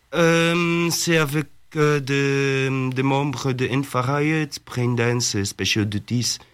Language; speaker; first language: French; non-native, learner; Dutch